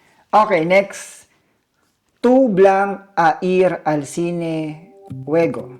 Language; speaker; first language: Spanish; non-native, learner; Filipino